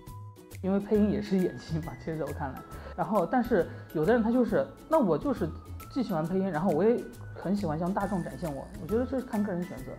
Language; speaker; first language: Chinese; native; Chinese